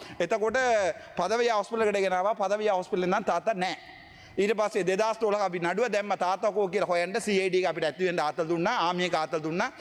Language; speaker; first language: Sinhala; non-native, local second language; Tamil